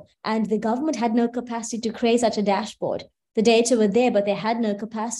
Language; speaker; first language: English; native; English